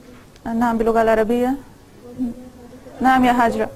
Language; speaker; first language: Arabic; non-native, fluent; Urdu